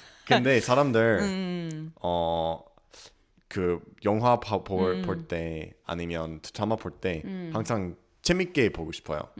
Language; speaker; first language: Korean; non-native, learner; English